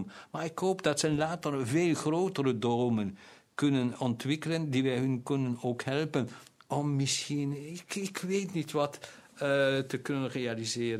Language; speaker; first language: Dutch; non-native, local second language; German